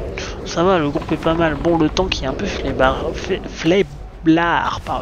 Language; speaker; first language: French; native; French